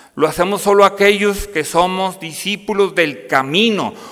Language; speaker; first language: Spanish; native; Spanish